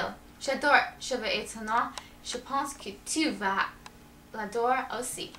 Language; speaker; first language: French; non-native, learner; English